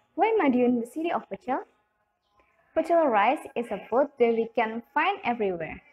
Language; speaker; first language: English; non-native, learner; Indonesian